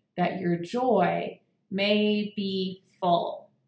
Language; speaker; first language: English; native; English